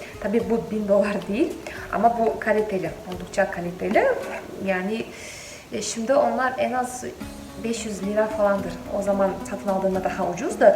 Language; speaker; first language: Turkish; non-native, fluent; Kazakh